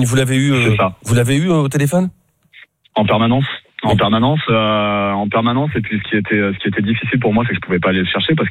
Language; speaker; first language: French; native; French